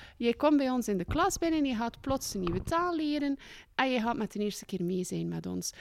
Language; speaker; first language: Dutch; native; Dutch